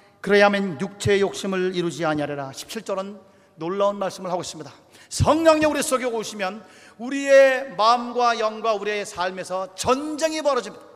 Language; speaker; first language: Korean; native; Korean